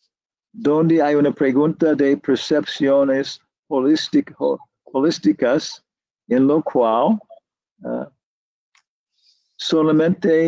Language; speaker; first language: Spanish; non-native, learner; English